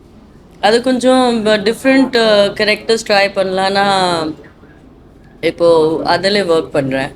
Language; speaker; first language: Tamil; non-native, fluent; Hindi